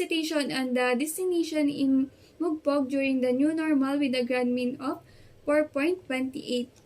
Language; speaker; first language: English; non-native, local second language; Filipino